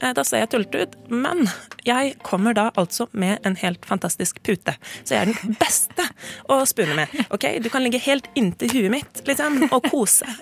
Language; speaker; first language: Norwegian; native; Norwegian